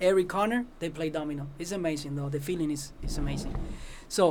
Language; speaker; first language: English; non-native, fluent; Spanish